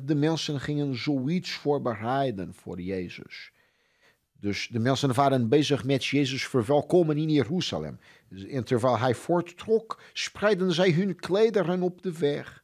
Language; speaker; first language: Dutch; non-native, fluent; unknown